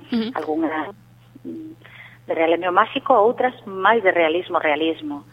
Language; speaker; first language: Galician; early bilingual, other home language; Spanish